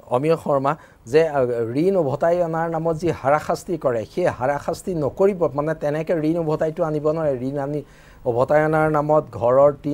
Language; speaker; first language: Assamese; native; Assamese